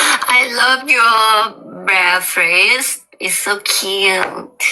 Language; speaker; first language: English; non-native, learner; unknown